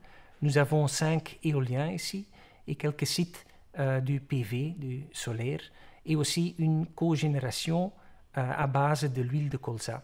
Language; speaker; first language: French; non-native, fluent; Dutch